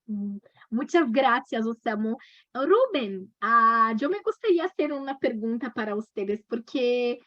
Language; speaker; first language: Spanish; non-native, learner; Portuguese